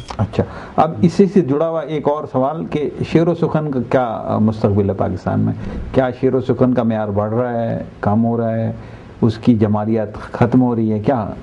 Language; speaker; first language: Urdu; native; Urdu